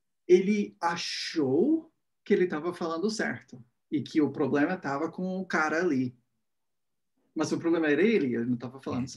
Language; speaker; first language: Portuguese; non-native, fluent; English